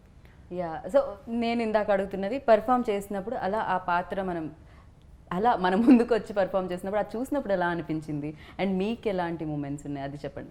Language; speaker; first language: Telugu; native; Telugu